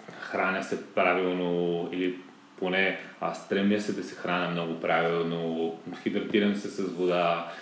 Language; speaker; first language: Bulgarian; native; Bulgarian